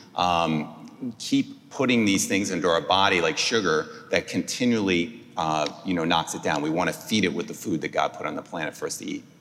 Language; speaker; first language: English; native; English